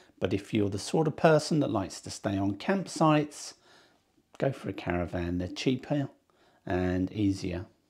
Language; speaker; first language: English; native; English